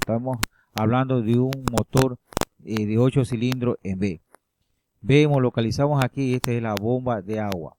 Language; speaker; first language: Spanish; native; Spanish